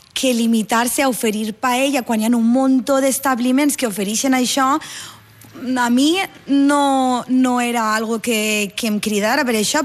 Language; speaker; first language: Catalan; native; Catalan